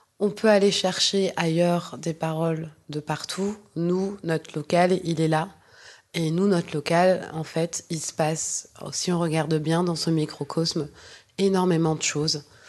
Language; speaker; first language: French; native; French